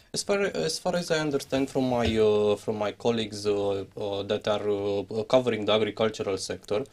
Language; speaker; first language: English; non-native, fluent; Romanian